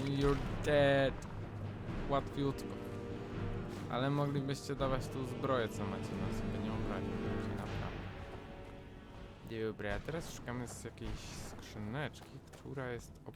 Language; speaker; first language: Polish; native; Polish